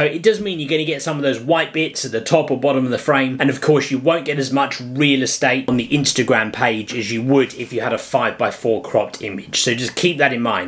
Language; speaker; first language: English; native; English